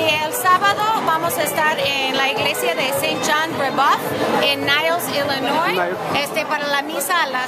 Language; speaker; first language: Spanish; non-native, fluent; English